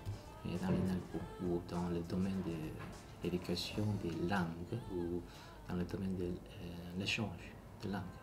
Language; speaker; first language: French; non-native, learner; Korean